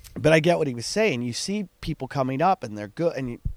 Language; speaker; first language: English; native; English